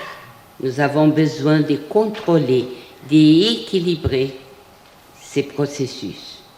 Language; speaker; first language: French; non-native, fluent; Portuguese